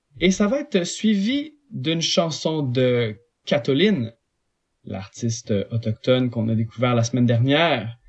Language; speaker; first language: French; native; French